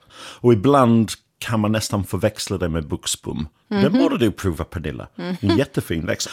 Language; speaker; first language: Swedish; non-native, fluent; English